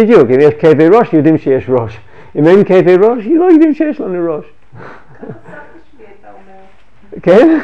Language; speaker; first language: Hebrew; non-native, fluent; English